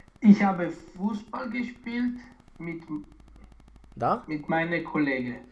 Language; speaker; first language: German; non-native, learner; Romanian